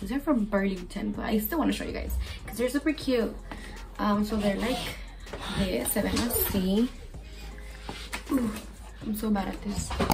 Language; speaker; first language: English; early bilingual, other home language; Spanish